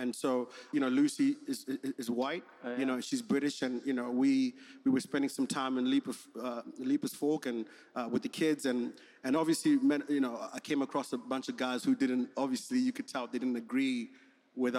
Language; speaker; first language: English; non-native, local second language; Shona